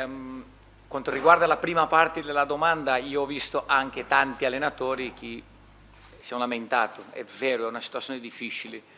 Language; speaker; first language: Italian; non-native, fluent; Portuguese